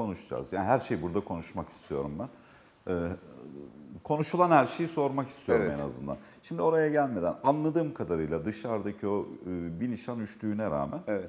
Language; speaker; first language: Turkish; native; Turkish